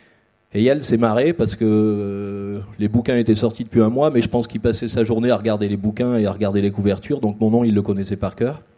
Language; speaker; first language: French; native; French